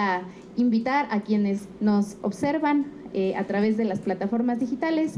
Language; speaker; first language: Spanish; native; Spanish